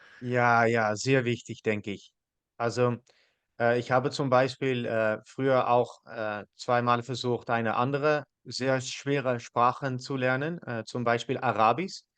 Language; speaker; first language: German; non-native, learner; Dutch